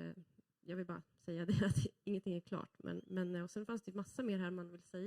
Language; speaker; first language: Swedish; native; Swedish